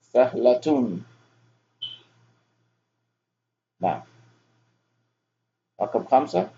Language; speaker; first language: Arabic; non-native, fluent; English